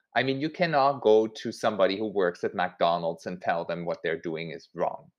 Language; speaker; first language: English; non-native, fluent; Swiss German